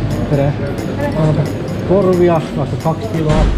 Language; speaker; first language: Finnish; non-native, learner; Thai